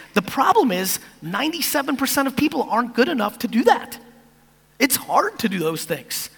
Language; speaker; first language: English; native; English